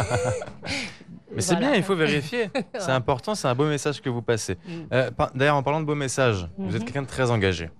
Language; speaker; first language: French; native; French